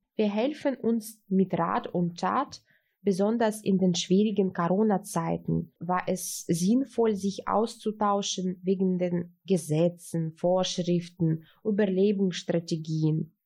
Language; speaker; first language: German; early bilingual, heritage; Russian